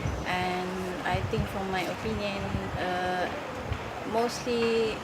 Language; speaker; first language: English; non-native, learner; Malay